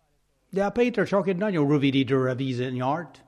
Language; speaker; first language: Hungarian; non-native, fluent; English